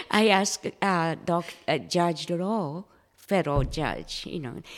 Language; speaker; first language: English; non-native, fluent; Japanese